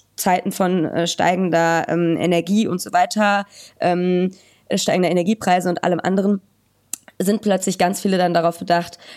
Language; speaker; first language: German; native; German